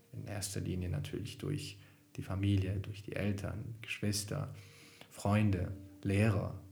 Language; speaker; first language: German; early bilingual, other home language; Albanian